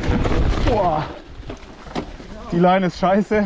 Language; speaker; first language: German; native; German